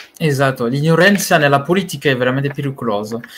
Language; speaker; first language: Italian; non-native, learner; Malagasy